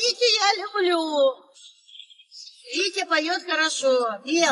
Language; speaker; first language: Russian; native; Russian